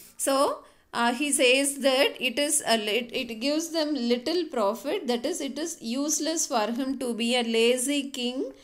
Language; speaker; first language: English; non-native, local second language; Tamil